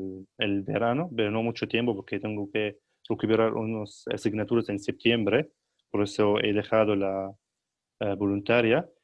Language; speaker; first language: Spanish; non-native, learner; Arabic